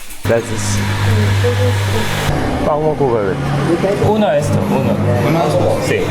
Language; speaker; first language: Spanish; non-native, learner; Korean